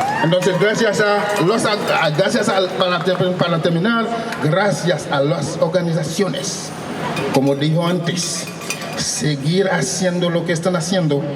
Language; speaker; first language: Spanish; non-native, local second language; Haitian Creole